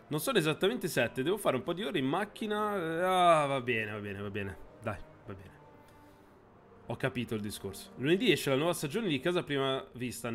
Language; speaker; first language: Italian; native; Italian